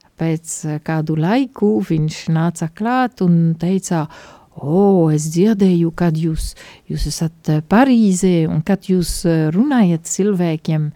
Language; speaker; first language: Latvian; non-native, fluent; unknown